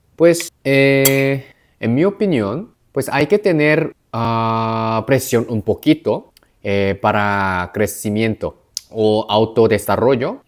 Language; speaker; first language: Spanish; non-native, fluent; Korean